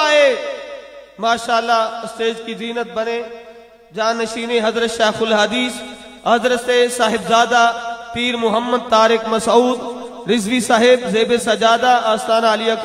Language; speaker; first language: Urdu; non-native, local second language; Punjabi